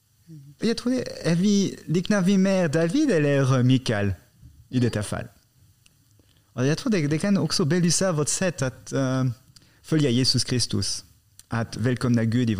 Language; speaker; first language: Swedish; non-native, fluent; French